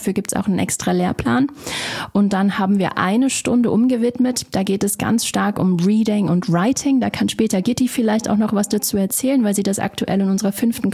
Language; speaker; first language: German; native; German